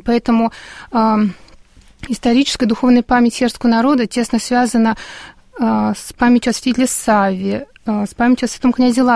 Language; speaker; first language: Russian; native; Russian